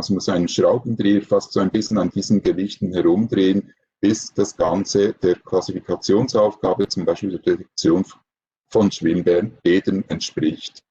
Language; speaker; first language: German; native; German